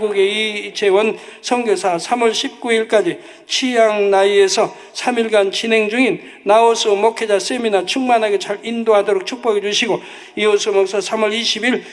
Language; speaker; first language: Korean; native; Korean